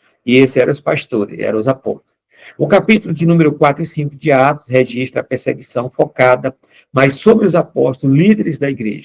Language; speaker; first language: Portuguese; native; Portuguese